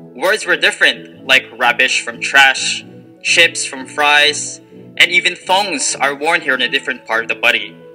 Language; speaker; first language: English; non-native, local second language; Filipino